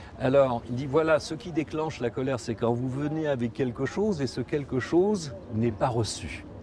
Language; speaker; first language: French; non-native, local second language; Spanish